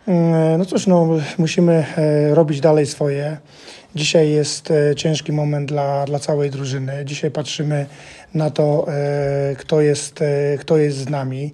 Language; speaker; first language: Polish; non-native, fluent; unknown